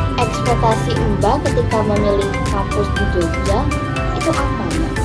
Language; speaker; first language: Indonesian; native; Indonesian